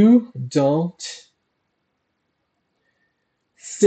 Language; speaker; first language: English; non-native, fluent; Portuguese